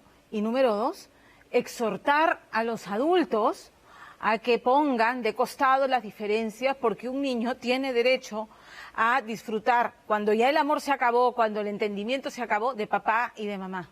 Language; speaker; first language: Spanish; native; Spanish